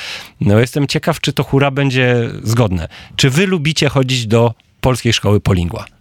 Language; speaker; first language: Polish; native; Polish